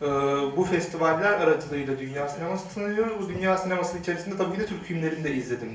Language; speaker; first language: Turkish; native; Turkish